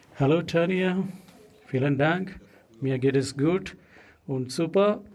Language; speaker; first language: German; non-native, learner; Malayalam